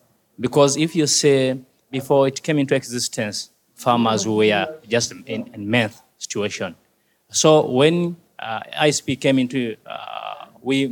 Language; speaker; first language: English; non-native, local second language; Ganda